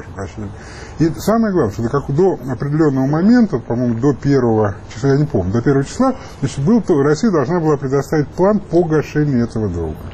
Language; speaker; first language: Russian; native; Russian